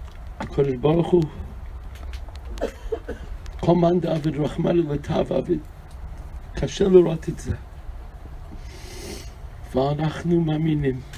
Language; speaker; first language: Hebrew; non-native, fluent; English